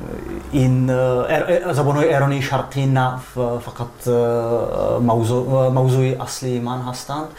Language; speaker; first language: Persian; non-native, fluent; Czech